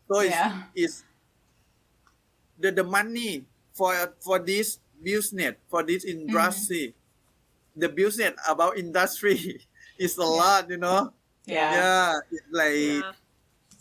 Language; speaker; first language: English; non-native, learner; Thai